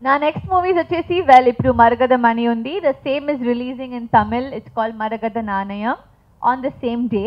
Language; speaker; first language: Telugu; non-native, fluent; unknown